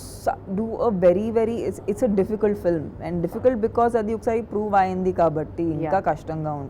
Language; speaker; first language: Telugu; non-native, fluent; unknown